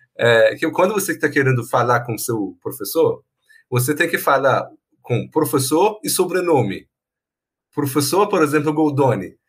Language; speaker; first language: Portuguese; non-native, fluent; Persian